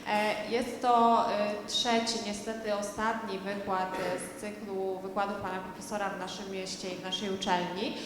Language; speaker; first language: Polish; native; Polish